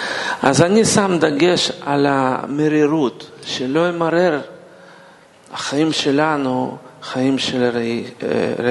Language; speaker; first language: Hebrew; non-native, fluent; Russian